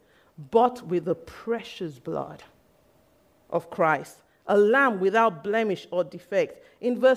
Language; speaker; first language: English; non-native, local second language; Yoruba